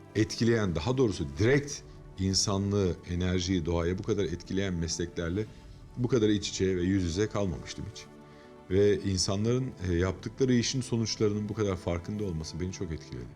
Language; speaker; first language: Turkish; native; Turkish